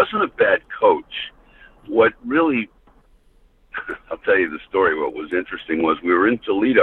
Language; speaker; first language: English; native; English